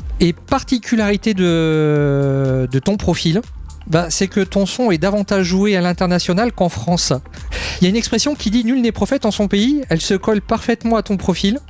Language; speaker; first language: French; native; French